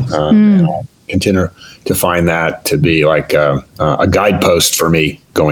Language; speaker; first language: English; native; English